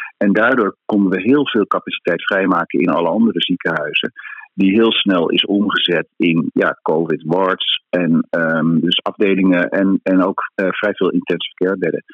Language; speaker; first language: Dutch; native; Dutch